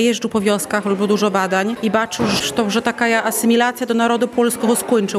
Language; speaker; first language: Polish; non-native, local second language; Belarusian